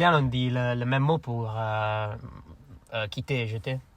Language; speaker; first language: French; non-native, fluent; Italian